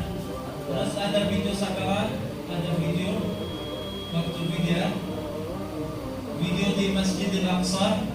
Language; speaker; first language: Indonesian; non-native, learner; Arabic